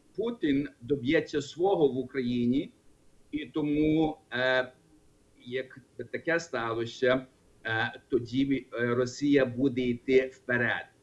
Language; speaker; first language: Ukrainian; early bilingual, heritage; Ukrainian